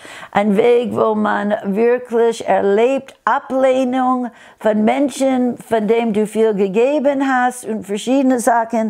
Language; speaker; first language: German; non-native, fluent; English